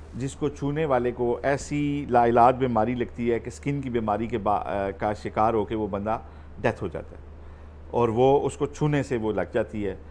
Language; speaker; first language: Urdu; native; Urdu